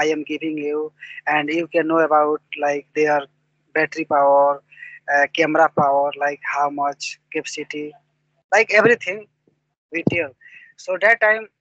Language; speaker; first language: English; non-native, local second language; Hindi